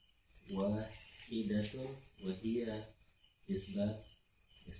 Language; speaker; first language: Arabic; non-native, learner; Indonesian